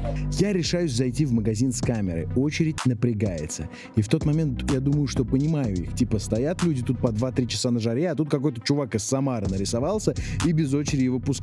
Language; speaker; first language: Russian; native; Russian